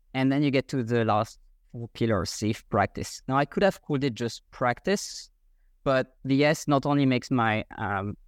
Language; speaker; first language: English; non-native, fluent; French